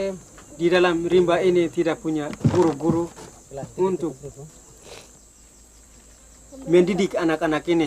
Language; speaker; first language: Indonesian; non-native, local second language; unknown